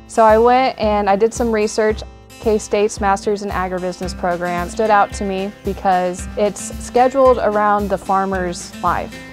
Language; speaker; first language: English; native; English